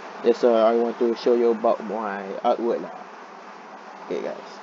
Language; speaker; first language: English; non-native, learner; Malay